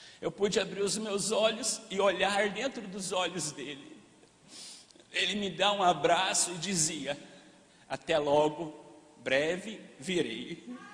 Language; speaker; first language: Portuguese; early bilingual, other home language; Arabic